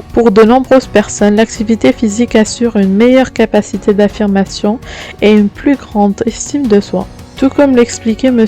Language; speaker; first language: French; native; French